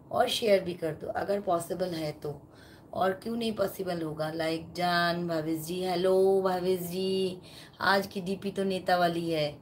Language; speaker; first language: Hindi; non-native, local second language; Bangla